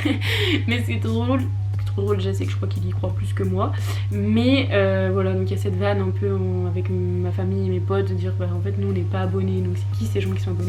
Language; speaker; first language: French; native; French